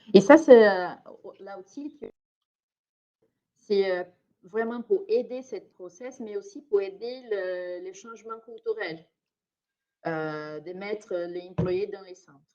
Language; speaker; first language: French; non-native, fluent; Portuguese